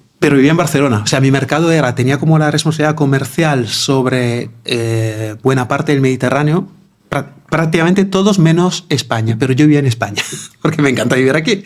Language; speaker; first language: Spanish; non-native, fluent; Italian